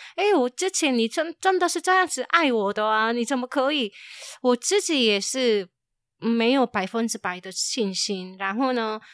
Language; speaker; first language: Chinese; non-native, fluent; Korean